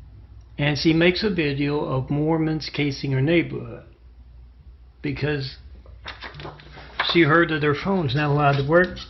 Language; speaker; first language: English; native; English